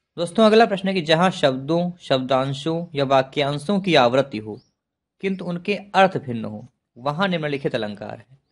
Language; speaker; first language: Hindi; native; Hindi